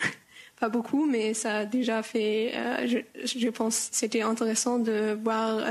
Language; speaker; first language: French; non-native, learner; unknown